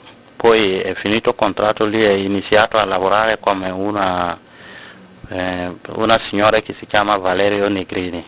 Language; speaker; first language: Italian; non-native, learner; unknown